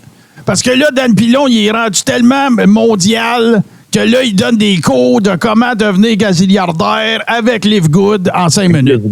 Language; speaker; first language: French; native; French